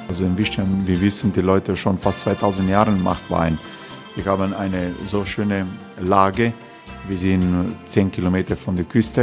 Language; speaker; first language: German; non-native, learner; Croatian